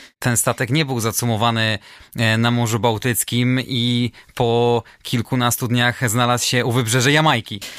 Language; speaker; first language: Polish; native; Polish